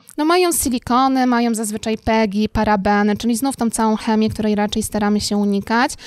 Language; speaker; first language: Polish; native; Polish